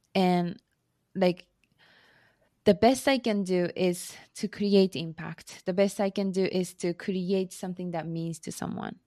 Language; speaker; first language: English; non-native, fluent; Japanese